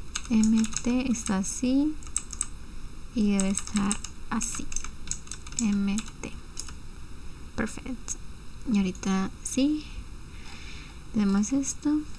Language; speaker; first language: Spanish; native; Spanish